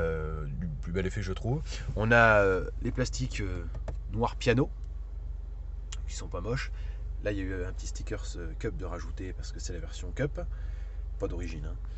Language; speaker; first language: French; native; French